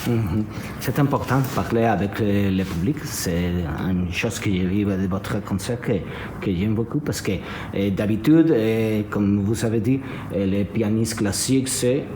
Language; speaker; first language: French; non-native, learner; Spanish